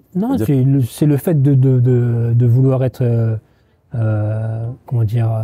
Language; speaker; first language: French; native; French